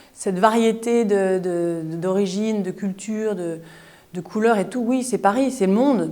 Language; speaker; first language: French; native; French